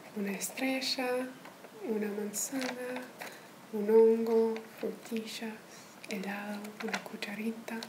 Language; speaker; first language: Spanish; non-native, fluent; English